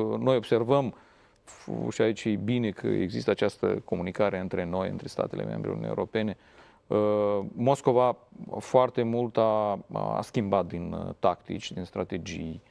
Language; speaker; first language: Romanian; native; Romanian